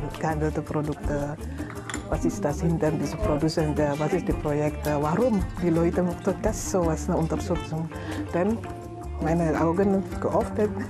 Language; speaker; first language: German; non-native, learner; Indonesian